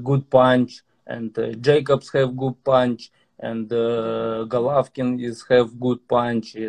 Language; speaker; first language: English; non-native, learner; Russian